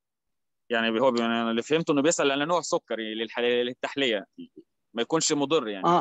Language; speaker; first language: Arabic; native; Arabic